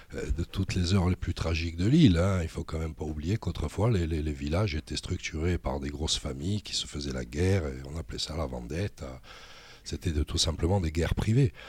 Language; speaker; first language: French; native; French